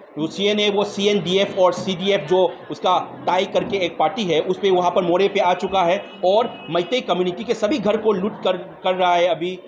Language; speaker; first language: Hindi; non-native, local second language; Manipuri